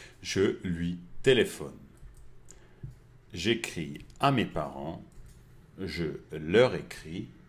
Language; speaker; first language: French; non-native, fluent; German